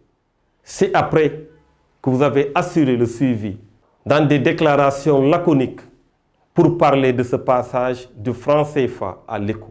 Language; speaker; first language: French; non-native, local second language; Wolof